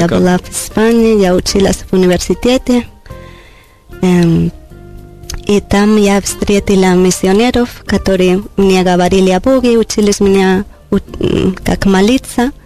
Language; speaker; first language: Russian; non-native, learner; Spanish